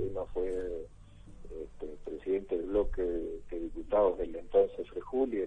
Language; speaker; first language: Spanish; native; Spanish